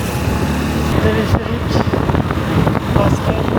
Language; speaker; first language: French; native; French